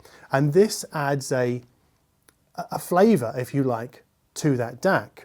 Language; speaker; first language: English; native; English